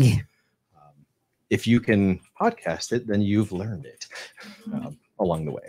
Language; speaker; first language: English; native; English